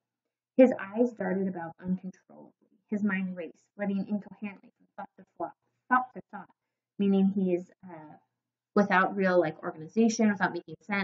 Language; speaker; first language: English; native; English